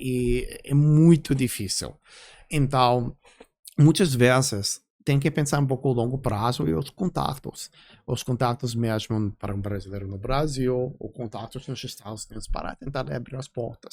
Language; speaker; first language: Portuguese; non-native, fluent; English